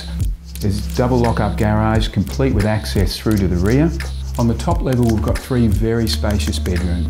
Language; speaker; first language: English; native; English